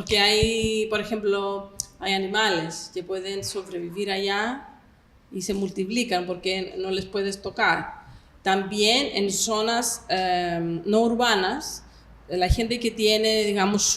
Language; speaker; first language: Spanish; non-native, fluent; Greek